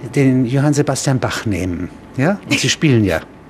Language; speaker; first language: German; native; German